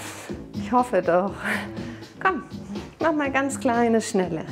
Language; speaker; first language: German; native; German